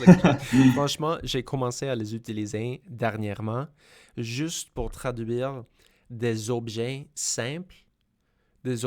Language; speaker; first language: French; non-native, fluent; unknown